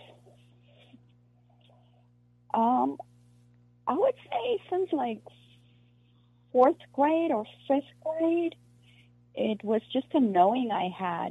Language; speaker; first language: English; non-native, local second language; Afrikaans